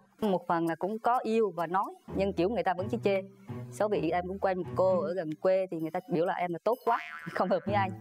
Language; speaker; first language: Vietnamese; native; Vietnamese